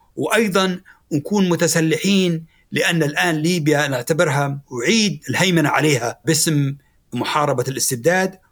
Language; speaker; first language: Arabic; native; Arabic